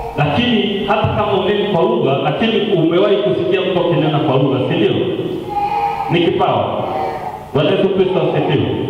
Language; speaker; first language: Swahili; native; Swahili